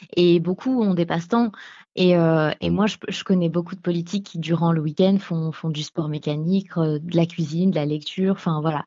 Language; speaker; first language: French; native; French